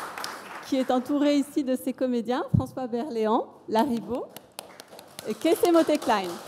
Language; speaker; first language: French; native; French